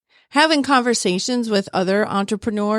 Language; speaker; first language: English; native; English